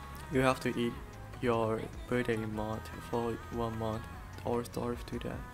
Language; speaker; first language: English; non-native, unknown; Indonesian